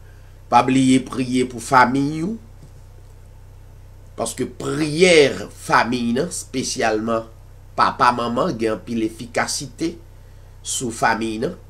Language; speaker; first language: French; non-native, local second language; Haitian Creole